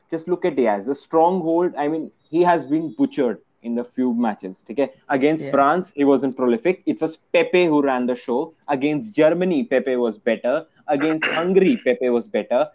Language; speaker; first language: English; non-native, local second language; Hindi